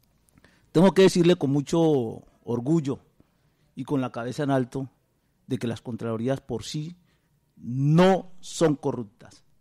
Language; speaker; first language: Spanish; native; Spanish